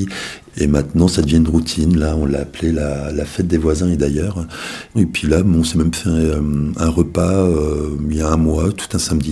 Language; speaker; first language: French; native; French